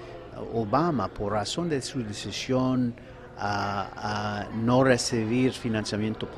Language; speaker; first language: Spanish; non-native, fluent; English